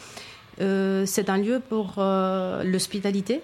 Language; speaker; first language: French; non-native, fluent; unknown